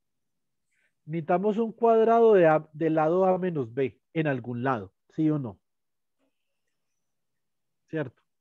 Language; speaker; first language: Spanish; native; Spanish